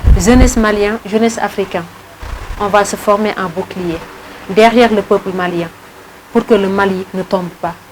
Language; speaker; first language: French; non-native, local second language; Wolof